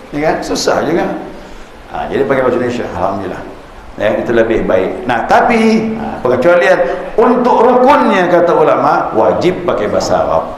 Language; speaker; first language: Malay; native; Malay